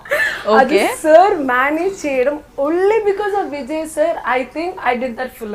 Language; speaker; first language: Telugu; non-native, learner; Malayalam